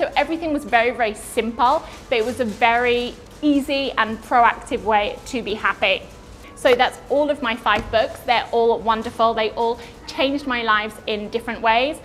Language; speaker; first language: English; native; English